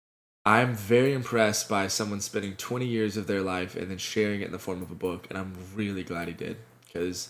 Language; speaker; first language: English; native; English